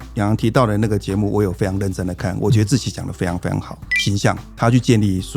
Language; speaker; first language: Chinese; native; Chinese